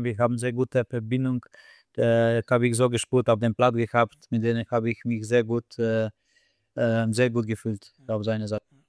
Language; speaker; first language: German; non-native, fluent; Slovenian